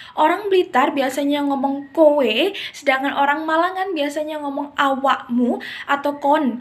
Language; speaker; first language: Indonesian; non-native, local second language; Javanese